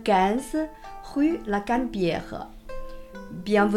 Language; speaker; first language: French; non-native, fluent; Chinese